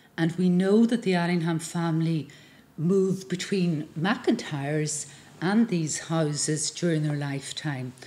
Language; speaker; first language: English; native; English